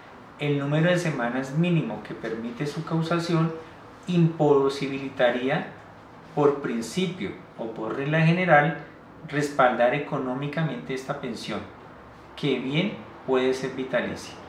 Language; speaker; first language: Spanish; native; Spanish